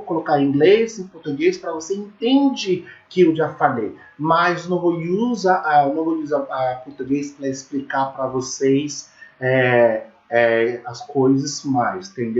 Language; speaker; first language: Portuguese; non-native, learner; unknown